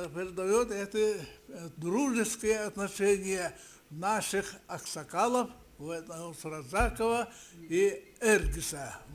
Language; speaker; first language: Russian; non-native, local second language; Yakut